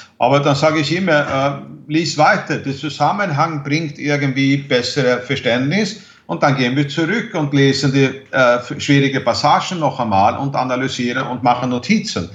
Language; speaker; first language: German; non-native, fluent; Swedish